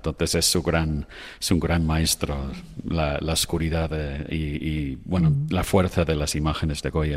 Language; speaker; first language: Spanish; non-native, fluent; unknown